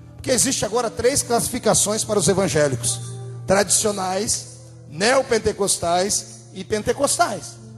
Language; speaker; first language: Portuguese; native; Portuguese